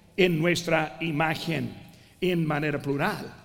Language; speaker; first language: Spanish; non-native, fluent; English